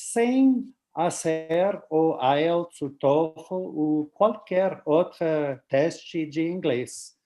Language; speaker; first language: Portuguese; non-native, fluent; English